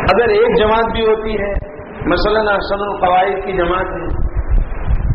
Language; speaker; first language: Urdu; non-native, local second language; Gujarati